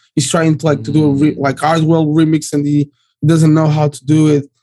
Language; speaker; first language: English; early bilingual, other home language; Portuguese